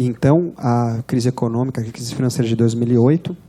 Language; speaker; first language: Portuguese; native; Portuguese